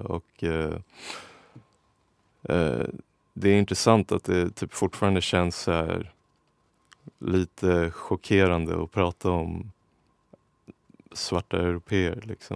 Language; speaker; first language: Swedish; native; Swedish